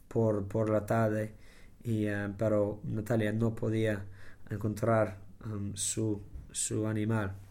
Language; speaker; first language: Spanish; non-native, learner; English